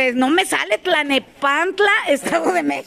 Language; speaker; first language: Spanish; native; Spanish